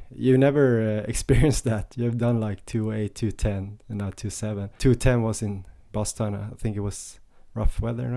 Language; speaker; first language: English; non-native, fluent; Swedish